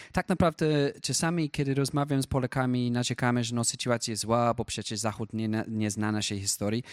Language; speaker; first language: Polish; non-native, fluent; English